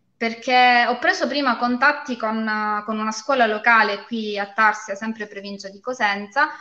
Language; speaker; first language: Italian; native; Italian